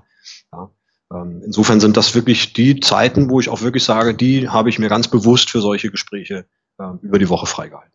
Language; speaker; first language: German; native; German